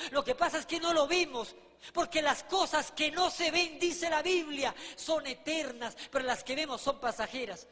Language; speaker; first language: Spanish; native; Spanish